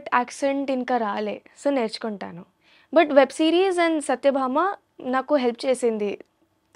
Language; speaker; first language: Telugu; non-native, learner; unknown